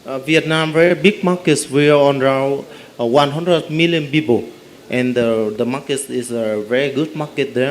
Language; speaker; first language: English; non-native, learner; Vietnamese